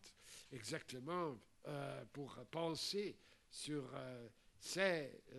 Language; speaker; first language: French; non-native, fluent; Portuguese